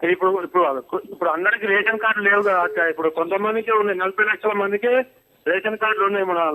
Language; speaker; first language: Telugu; native; Telugu